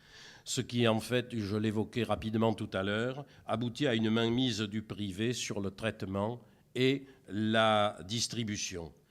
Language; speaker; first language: French; native; French